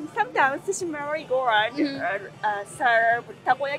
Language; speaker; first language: English; non-native, learner; Japanese